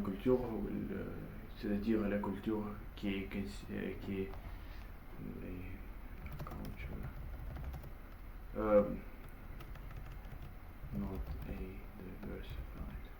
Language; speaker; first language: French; non-native, learner; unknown